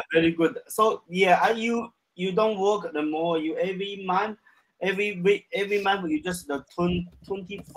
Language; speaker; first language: English; non-native, learner; Chinese